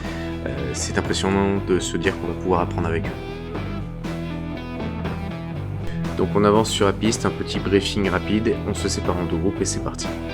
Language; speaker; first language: French; native; French